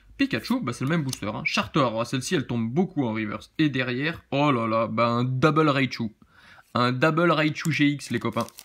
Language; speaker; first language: French; native; French